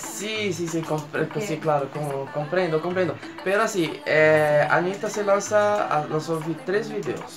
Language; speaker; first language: Spanish; non-native, fluent; Portuguese